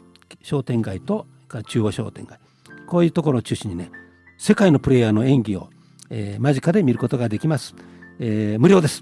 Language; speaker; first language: Japanese; native; Japanese